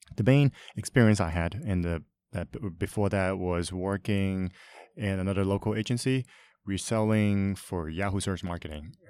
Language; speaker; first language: English; non-native, local second language; Cantonese